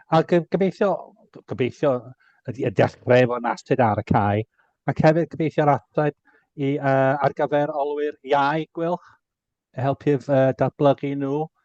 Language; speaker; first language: Welsh; native; Welsh